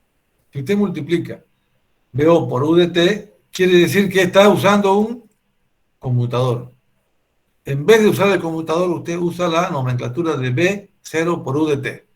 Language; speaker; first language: Spanish; native; Spanish